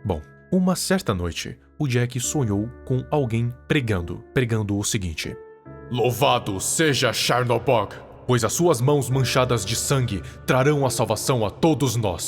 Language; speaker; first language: Portuguese; native; Portuguese